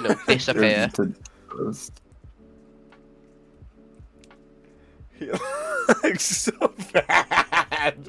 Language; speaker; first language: English; native; English